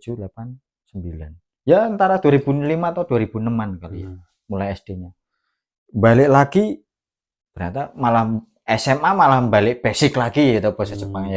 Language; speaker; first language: Indonesian; native; Indonesian